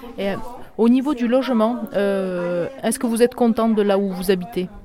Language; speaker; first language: French; native; French